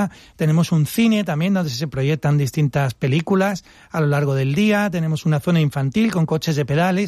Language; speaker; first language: Spanish; native; Spanish